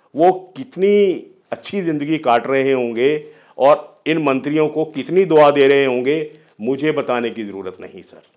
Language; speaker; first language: Hindi; non-native, local second language; Punjabi